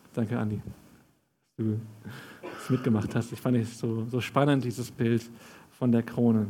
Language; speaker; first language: German; native; German